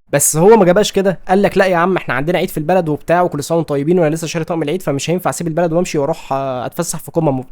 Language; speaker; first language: Arabic; native; Arabic